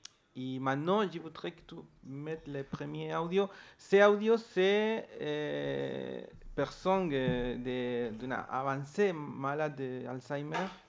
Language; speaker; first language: French; non-native, learner; Spanish